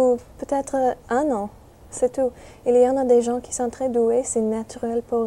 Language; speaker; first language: French; non-native, fluent; English